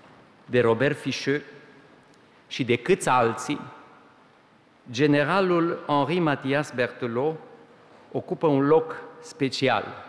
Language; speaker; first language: Romanian; native; Romanian